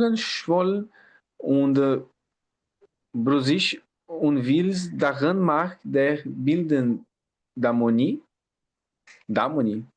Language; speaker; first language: German; non-native, learner; Portuguese